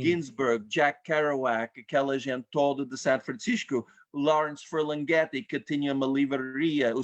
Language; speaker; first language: Portuguese; non-native, fluent; English